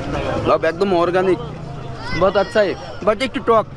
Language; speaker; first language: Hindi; non-native, learner; Bangla